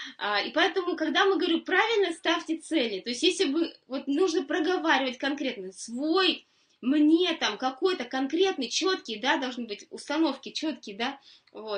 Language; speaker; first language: Russian; native; Russian